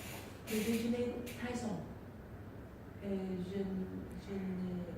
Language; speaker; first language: French; non-native, learner; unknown